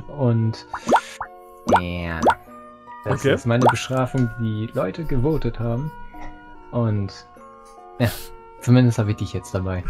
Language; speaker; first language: German; native; German